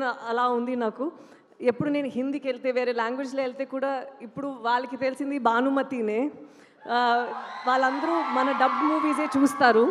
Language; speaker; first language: Telugu; non-native, local second language; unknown